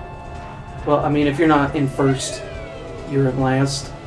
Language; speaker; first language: English; native; English